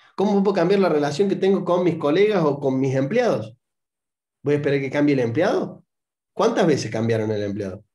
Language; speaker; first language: Spanish; native; Spanish